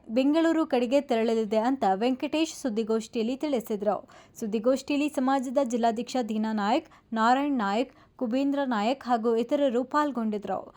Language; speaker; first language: Kannada; native; Kannada